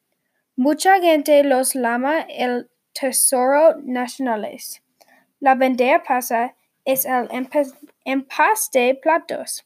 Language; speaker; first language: Spanish; non-native, learner; English